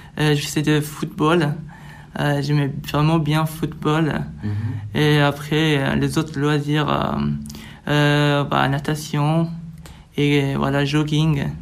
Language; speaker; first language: French; non-native, fluent; Persian